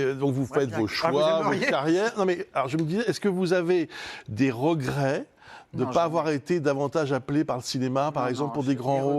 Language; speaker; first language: French; native; French